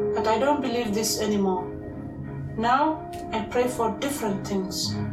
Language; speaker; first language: English; non-native, fluent; Somali